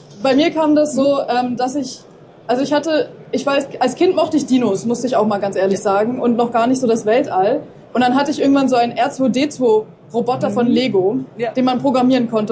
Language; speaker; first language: German; native; German